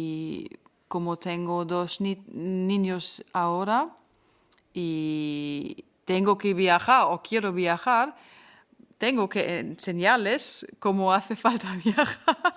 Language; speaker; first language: Spanish; non-native, fluent; German